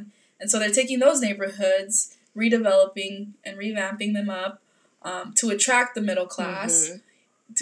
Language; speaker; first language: English; native; English